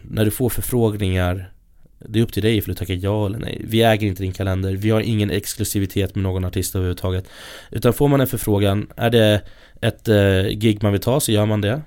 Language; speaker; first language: Swedish; native; Swedish